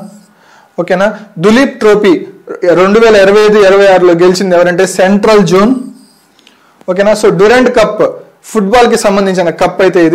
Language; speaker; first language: Telugu; native; Telugu